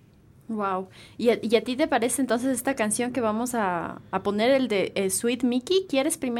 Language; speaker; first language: Spanish; native; Spanish